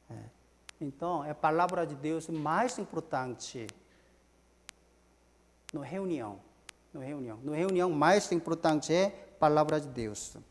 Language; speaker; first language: Portuguese; non-native, learner; Korean